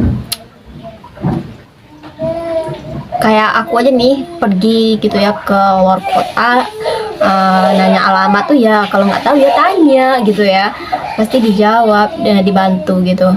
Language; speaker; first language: Indonesian; native; Indonesian